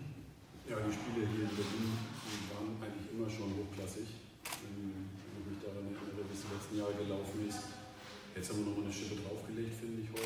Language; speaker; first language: German; native; German